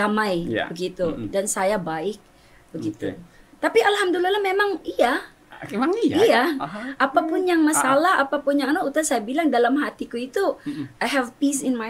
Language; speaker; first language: Indonesian; non-native, fluent; German